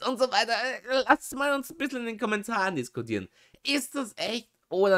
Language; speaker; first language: German; native; German